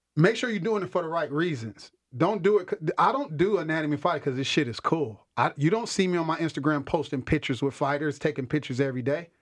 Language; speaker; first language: English; native; English